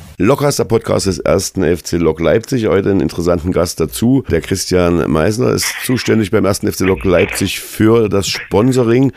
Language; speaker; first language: German; native; German